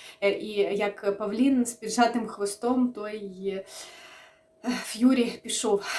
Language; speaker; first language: Ukrainian; non-native, local second language; Russian